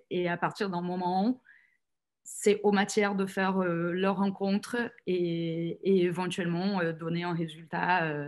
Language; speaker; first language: French; non-native, fluent; Portuguese